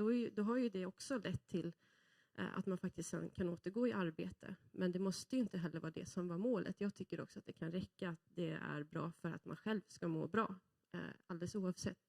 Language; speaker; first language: Swedish; native; Swedish